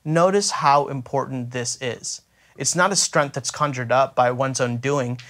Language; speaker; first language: English; native; English